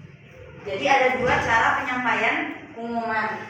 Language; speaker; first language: Indonesian; native; Indonesian